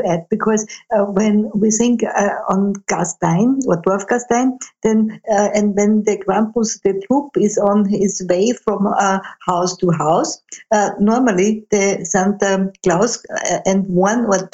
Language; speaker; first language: English; non-native, fluent; German